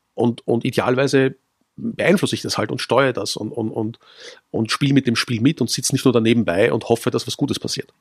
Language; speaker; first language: German; native; German